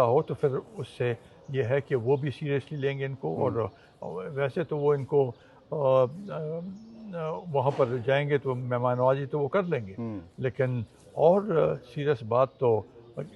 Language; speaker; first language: Urdu; non-native, local second language; Pashto